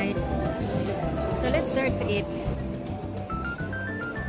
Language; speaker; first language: English; non-native, local second language; Filipino